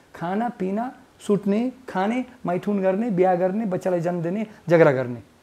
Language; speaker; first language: Nepali; non-native, fluent; Russian